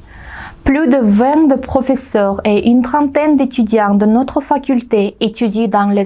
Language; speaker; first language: French; non-native, learner; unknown